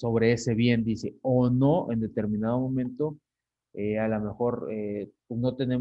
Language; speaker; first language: Spanish; native; Spanish